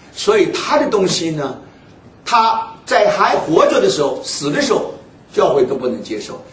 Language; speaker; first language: Chinese; native; Chinese